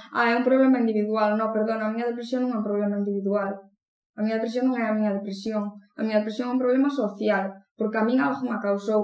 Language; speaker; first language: Galician; non-native, local second language; Spanish